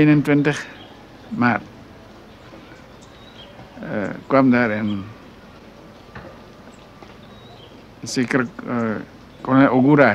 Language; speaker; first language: Dutch; non-native, local second language; Minangkabau